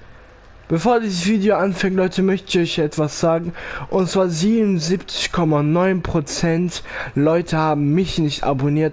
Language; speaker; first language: German; early bilingual, other home language; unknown